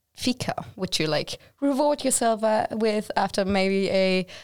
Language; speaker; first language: English; non-native, fluent; German